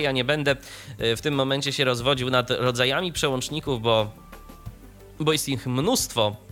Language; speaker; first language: Polish; native; Polish